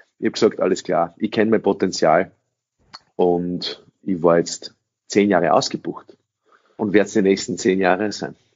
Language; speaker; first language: German; early bilingual, other home language; English